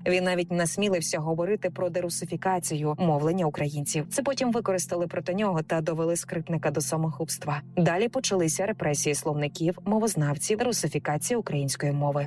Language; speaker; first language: Ukrainian; native; Ukrainian